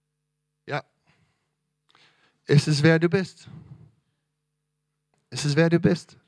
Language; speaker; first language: German; non-native, fluent; English